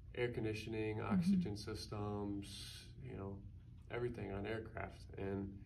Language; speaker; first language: English; native; English